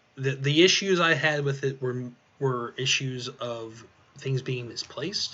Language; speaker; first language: English; native; English